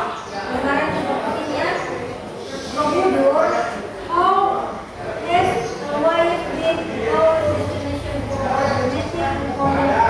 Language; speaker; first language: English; non-native, learner; Indonesian